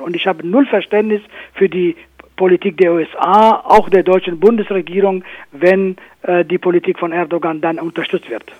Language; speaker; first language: German; non-native, fluent; Kurdish